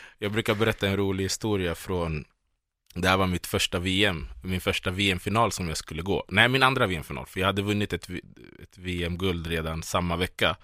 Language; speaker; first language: Swedish; early bilingual, other home language; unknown